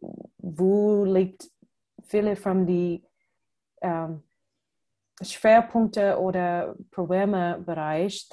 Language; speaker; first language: German; non-native, fluent; English